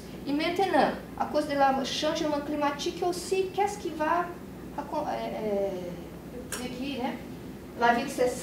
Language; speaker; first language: French; non-native, learner; Portuguese